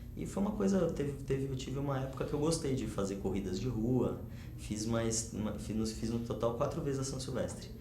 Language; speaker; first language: Portuguese; native; Portuguese